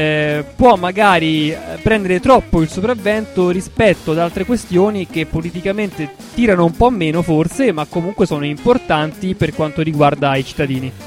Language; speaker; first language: Italian; native; Italian